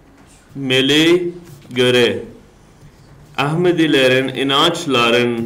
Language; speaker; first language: Turkish; non-native, learner; Urdu